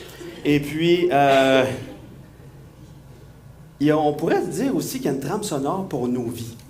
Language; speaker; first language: French; native; French